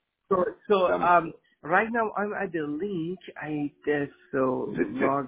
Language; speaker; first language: English; non-native, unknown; Persian